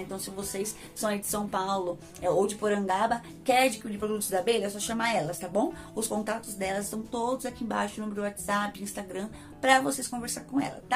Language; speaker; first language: Portuguese; native; Portuguese